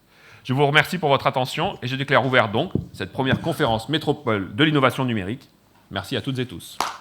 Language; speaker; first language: French; native; French